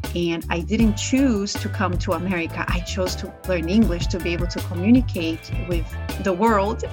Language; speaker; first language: English; non-native, fluent; Portuguese